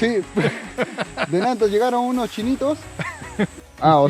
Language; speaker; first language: Spanish; native; Spanish